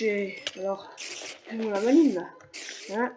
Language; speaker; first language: French; native; French